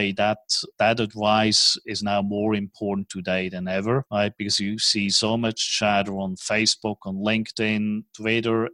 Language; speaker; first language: English; non-native, fluent; German